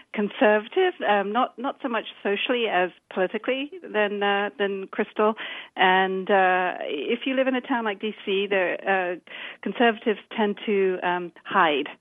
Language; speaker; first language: English; native; English